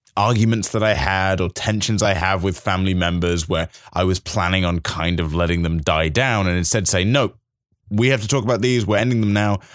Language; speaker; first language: English; native; English